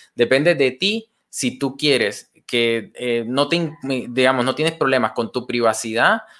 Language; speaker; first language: Spanish; native; Spanish